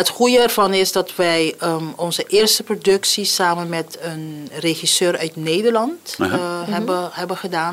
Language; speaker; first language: Dutch; non-native, local second language; Papiamento